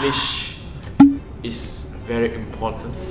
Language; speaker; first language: English; non-native, local second language; Chinese